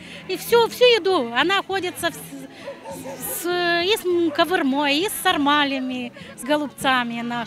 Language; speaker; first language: Russian; non-native, local second language; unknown